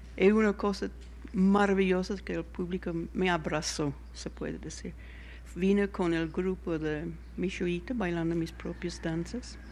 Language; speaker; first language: Spanish; non-native, fluent; English